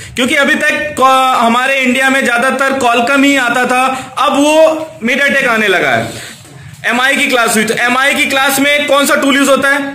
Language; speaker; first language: Hindi; native; Hindi